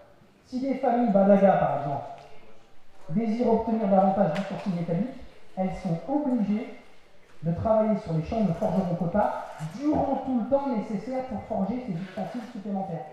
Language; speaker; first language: French; native; French